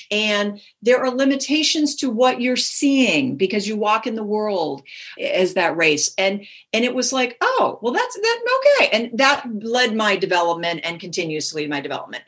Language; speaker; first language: English; native; English